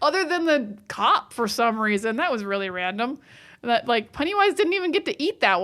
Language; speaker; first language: English; native; English